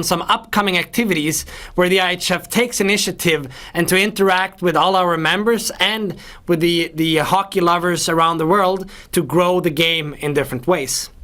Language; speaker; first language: English; non-native, fluent; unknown